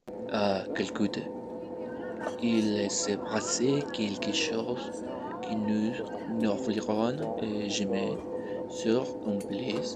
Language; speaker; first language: French; non-native, learner; Spanish